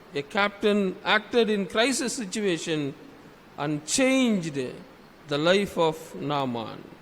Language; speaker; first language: English; non-native, local second language; Tamil